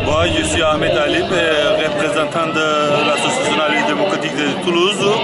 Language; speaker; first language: French; non-native, learner; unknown